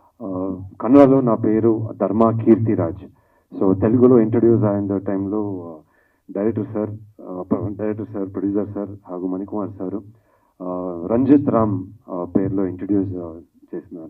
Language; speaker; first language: Telugu; non-native, learner; Kannada